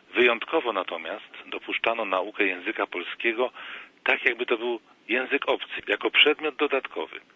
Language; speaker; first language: Polish; native; Polish